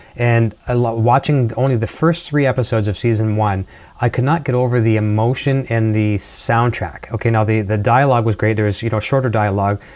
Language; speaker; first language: English; native; English